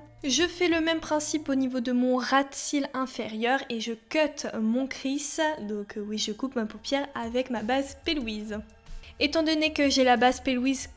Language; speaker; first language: French; native; French